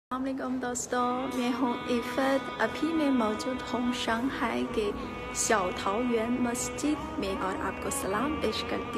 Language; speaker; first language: Hindi; non-native, fluent; Chinese